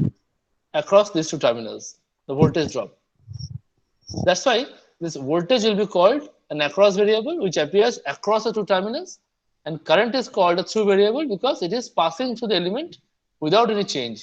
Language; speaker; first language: English; non-native, local second language; Bangla